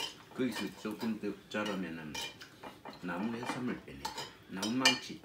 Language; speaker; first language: Korean; native; Korean